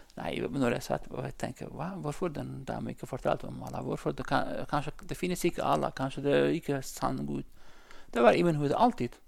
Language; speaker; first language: Norwegian; non-native, learner; Central Kurdish